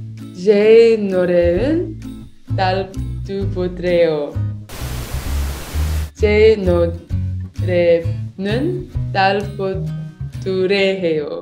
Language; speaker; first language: Korean; non-native, learner; Danish